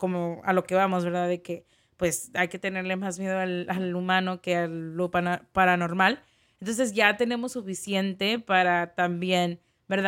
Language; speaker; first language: Spanish; native; Spanish